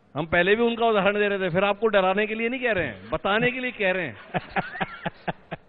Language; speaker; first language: Hindi; native; Hindi